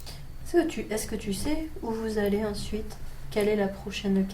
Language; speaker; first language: French; native; French